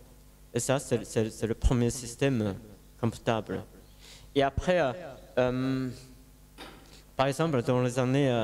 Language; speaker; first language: French; non-native, learner; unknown